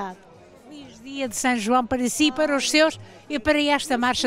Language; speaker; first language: Portuguese; native; Portuguese